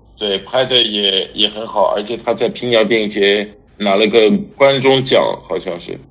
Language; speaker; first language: Chinese; non-native, fluent; French